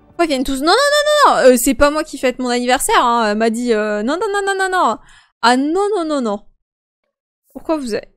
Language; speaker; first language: French; early bilingual, other home language; Polish